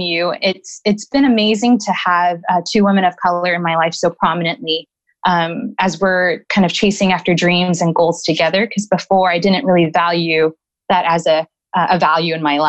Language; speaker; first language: English; native; English